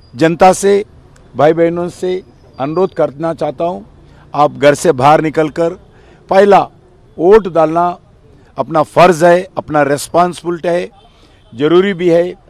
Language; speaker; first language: Hindi; non-native, local second language; Telugu